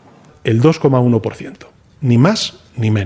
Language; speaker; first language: Spanish; native; Spanish